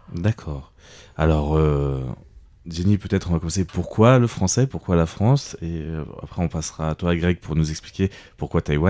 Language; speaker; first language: French; native; French